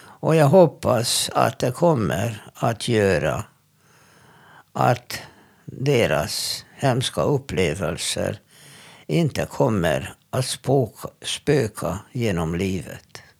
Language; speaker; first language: Swedish; non-native, fluent; Hungarian